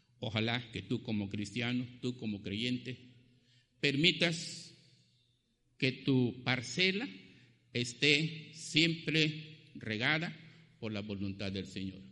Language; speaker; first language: Spanish; native; Spanish